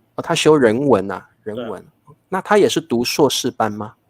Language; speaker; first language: Chinese; native; Chinese